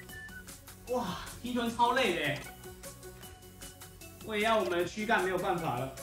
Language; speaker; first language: Chinese; native; Chinese